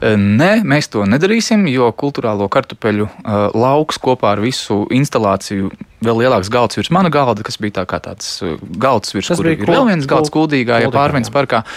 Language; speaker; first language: Latvian; native; Latvian